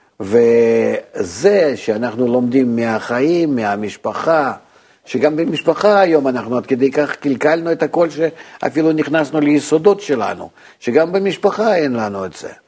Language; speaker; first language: Hebrew; non-native, fluent; Russian